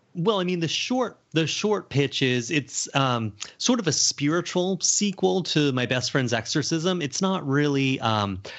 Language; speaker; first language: English; native; English